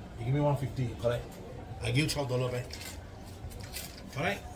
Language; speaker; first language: English; non-native, learner; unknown